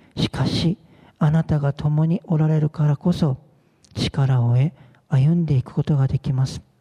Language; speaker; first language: Japanese; non-native, fluent; Korean